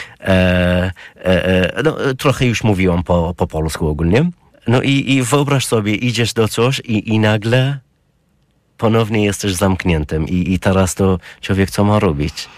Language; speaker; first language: Polish; non-native, learner; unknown